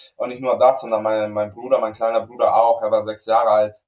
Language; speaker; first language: German; non-native, fluent; Spanish